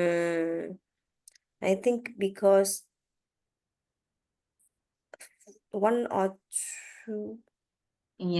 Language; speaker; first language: English; non-native, learner; French